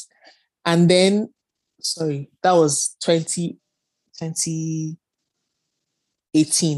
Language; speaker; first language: English; non-native, local second language; Yoruba